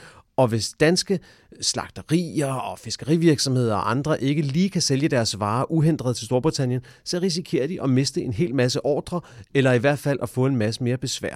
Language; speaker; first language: Danish; native; Danish